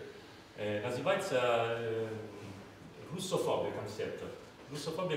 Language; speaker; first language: Russian; non-native, learner; Italian